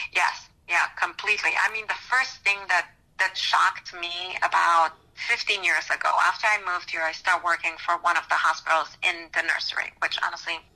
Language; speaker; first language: English; non-native, fluent; Romanian